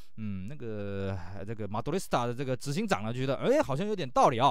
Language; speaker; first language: Chinese; native; Chinese